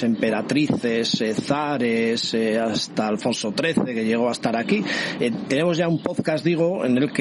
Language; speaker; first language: Spanish; native; Spanish